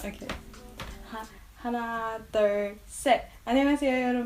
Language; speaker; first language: Korean; non-native, learner; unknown